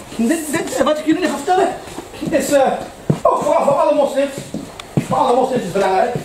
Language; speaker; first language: Dutch; early bilingual, other home language; Arabic